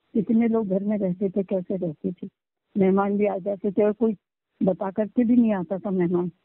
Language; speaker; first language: Hindi; non-native, local second language; Marathi